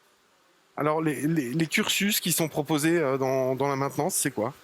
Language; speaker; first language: French; native; French